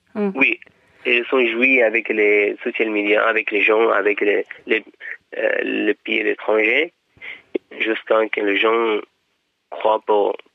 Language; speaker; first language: French; non-native, fluent; Persian